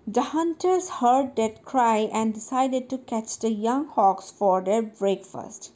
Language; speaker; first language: English; non-native, local second language; Assamese